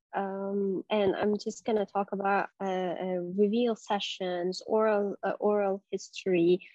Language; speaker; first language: English; non-native, fluent; Arabic